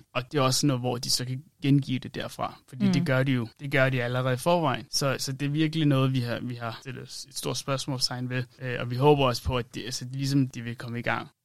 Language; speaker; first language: Danish; early bilingual, other home language; Amharic